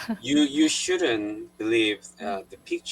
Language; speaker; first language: English; non-native, learner; Korean